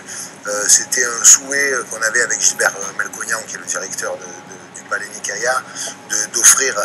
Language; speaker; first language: French; native; French